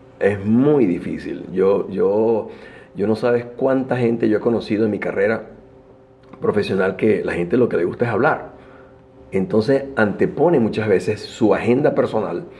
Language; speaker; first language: Spanish; native; Spanish